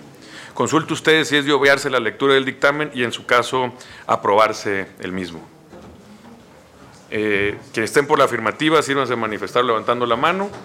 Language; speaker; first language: Spanish; native; Spanish